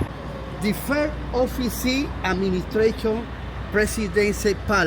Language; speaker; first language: English; non-native, learner; Spanish